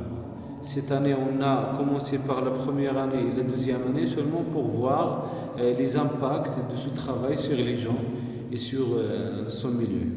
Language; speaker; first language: French; non-native, local second language; Arabic